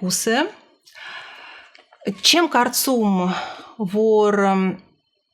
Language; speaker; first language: Armenian; non-native, learner; Russian